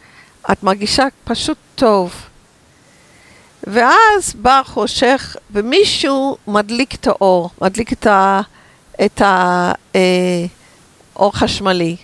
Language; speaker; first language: Hebrew; non-native, fluent; English